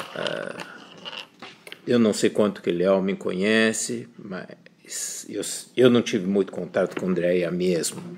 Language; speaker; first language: Portuguese; early bilingual, other home language; Chinese